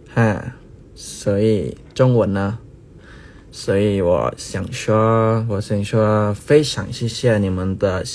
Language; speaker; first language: Chinese; non-native, learner; Thai